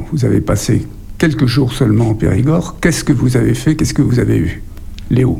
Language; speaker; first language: French; native; French